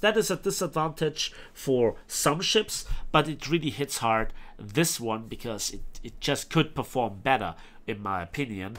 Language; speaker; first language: English; non-native, fluent; German